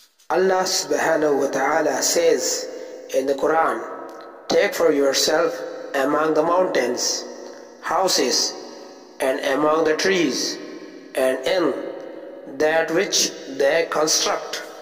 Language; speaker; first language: English; non-native, local second language; Urdu